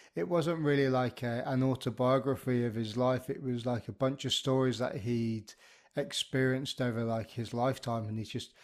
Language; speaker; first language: English; native; English